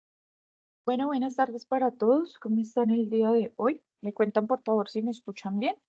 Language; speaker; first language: Spanish; native; Spanish